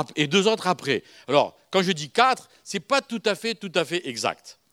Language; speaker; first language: French; native; French